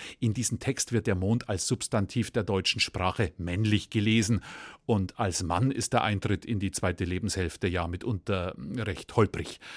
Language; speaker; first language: German; native; German